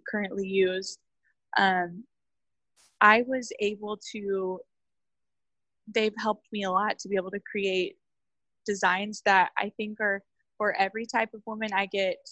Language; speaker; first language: English; native; English